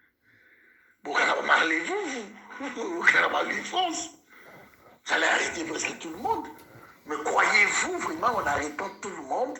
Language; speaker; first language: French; non-native, local second language; Lingala